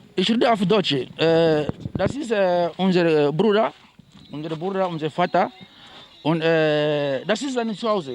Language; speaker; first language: German; non-native, learner; Portuguese